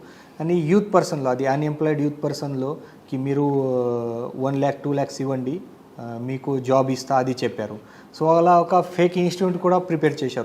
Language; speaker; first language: Telugu; non-native, fluent; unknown